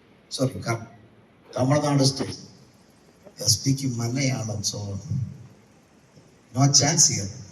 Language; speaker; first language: English; non-native, local second language; Malayalam